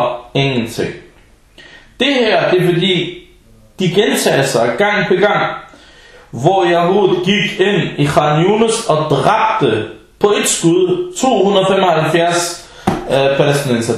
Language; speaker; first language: Danish; early bilingual, other home language; Arabic